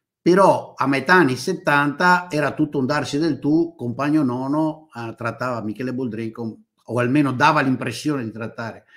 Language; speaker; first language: Italian; native; Italian